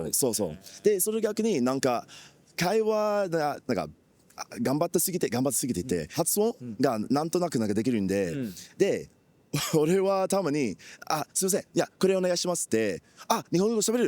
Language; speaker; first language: Japanese; non-native, fluent; English